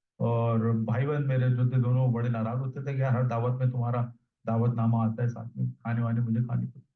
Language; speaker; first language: Urdu; native; Urdu